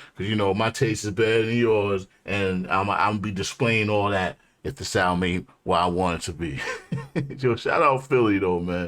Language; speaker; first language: English; native; English